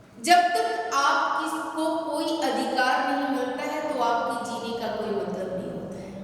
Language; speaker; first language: Hindi; native; Hindi